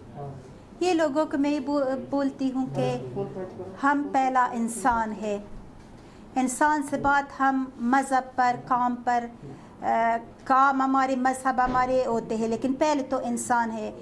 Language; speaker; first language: Hindi; non-native, fluent; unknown